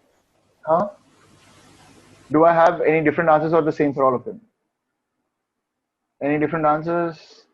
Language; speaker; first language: English; non-native, local second language; Hindi